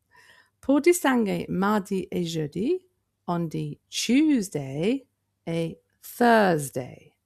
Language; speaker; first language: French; non-native, fluent; English